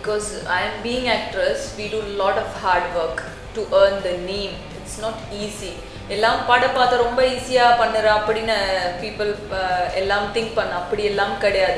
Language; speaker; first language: Tamil; non-native, learner; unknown